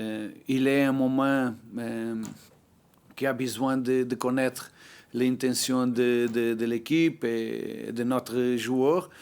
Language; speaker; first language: French; non-native, learner; Portuguese